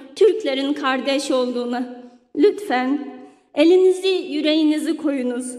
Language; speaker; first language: Turkish; non-native, fluent; Uyghur